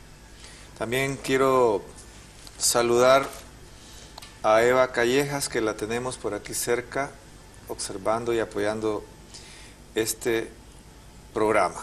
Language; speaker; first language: Spanish; native; Spanish